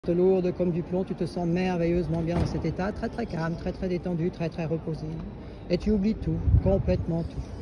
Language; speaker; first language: French; native; French